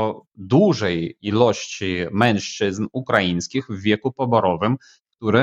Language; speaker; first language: Polish; non-native, fluent; Ukrainian